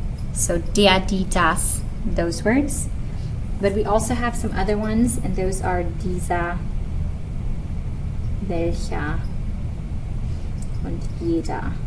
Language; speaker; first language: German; non-native, fluent; English